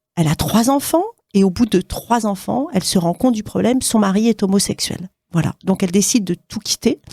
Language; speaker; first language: French; native; French